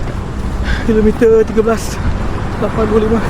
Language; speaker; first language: English; non-native, local second language; Malay